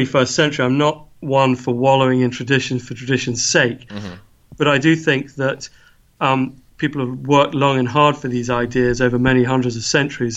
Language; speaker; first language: English; native; English